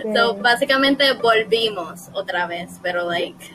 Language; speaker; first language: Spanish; early bilingual, heritage; Spanish